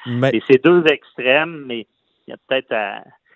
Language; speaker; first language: French; native; French